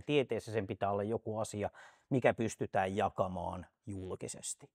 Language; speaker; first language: Finnish; native; Finnish